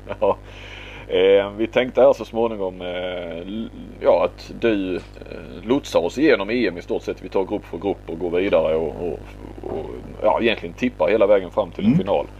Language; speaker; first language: Swedish; native; Swedish